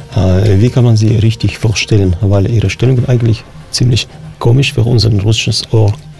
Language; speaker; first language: German; non-native, fluent; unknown